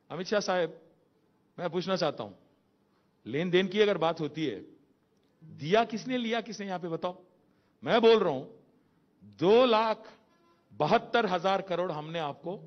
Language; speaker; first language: Hindi; non-native, local second language; Telugu